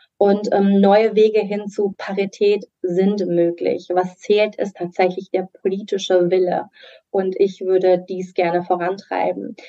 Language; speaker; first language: German; early bilingual, other home language; Persian